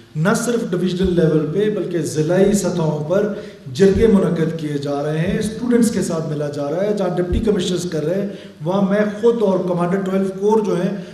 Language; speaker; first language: Urdu; non-native, local second language; Baluchi